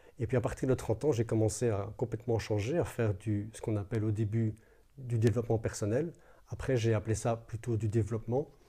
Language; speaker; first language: French; native; French